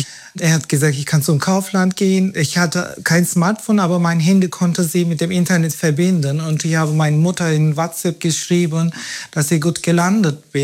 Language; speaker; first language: German; non-native, fluent; Turkish